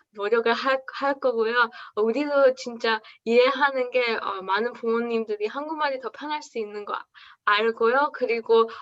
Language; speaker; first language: Korean; early bilingual, other home language; English